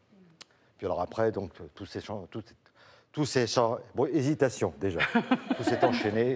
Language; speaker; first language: French; native; French